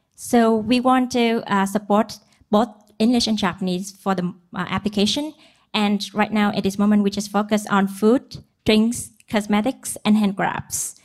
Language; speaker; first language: English; non-native, learner; Vietnamese